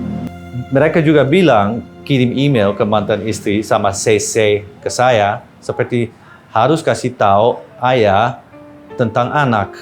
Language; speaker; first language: Indonesian; non-native, fluent; Dutch